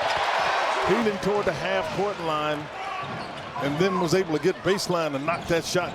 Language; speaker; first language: English; native; English